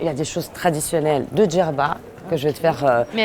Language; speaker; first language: French; non-native, local second language; Arabic